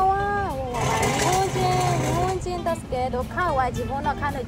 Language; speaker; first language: Japanese; non-native, learner; Burmese